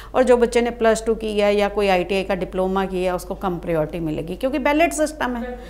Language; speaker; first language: Hindi; non-native, local second language; Punjabi